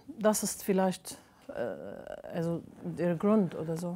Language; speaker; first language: German; non-native, learner; Arabic